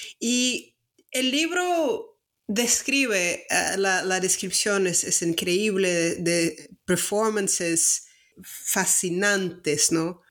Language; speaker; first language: Spanish; non-native, fluent; Portuguese